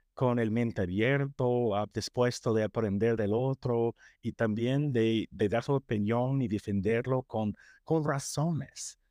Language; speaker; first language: Spanish; non-native, fluent; English